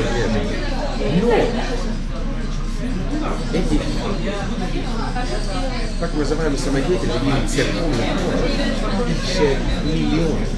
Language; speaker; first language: Russian; non-native, fluent; Estonian